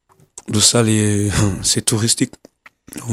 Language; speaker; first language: French; non-native, learner; Kabuverdianu